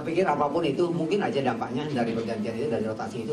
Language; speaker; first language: Indonesian; native; Indonesian